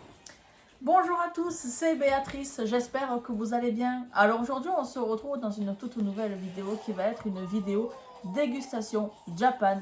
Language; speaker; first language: French; native; French